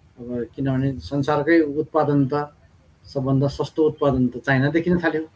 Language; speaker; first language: Nepali; non-native, local second language; Gurung